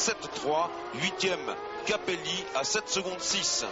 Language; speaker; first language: French; native; French